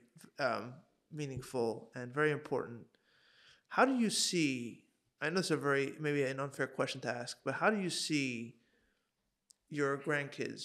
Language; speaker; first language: English; native; English